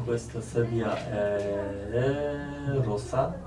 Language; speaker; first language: Italian; non-native, learner; Polish